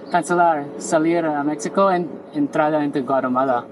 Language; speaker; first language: Spanish; non-native, learner; English